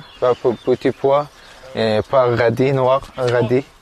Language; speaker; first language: French; non-native, learner; Persian